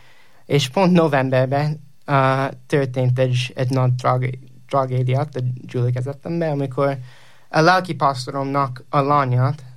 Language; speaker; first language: Hungarian; non-native, learner; English